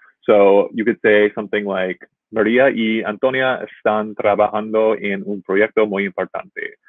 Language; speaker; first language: Spanish; non-native, fluent; English